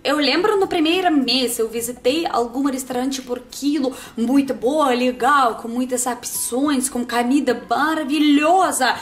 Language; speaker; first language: Portuguese; non-native, learner; Russian